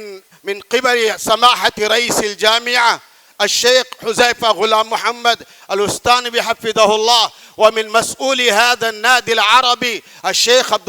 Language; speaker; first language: Arabic; non-native, fluent; Urdu